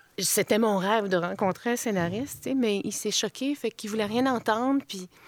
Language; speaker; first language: French; native; French